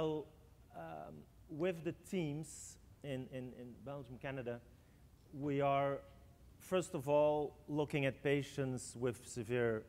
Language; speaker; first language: English; non-native, fluent; French